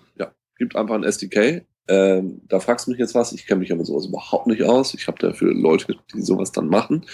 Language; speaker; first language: German; native; German